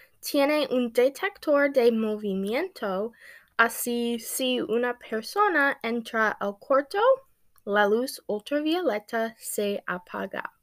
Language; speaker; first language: Spanish; non-native, learner; English